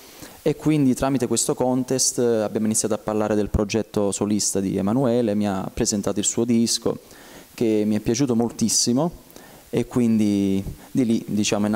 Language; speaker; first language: Italian; native; Italian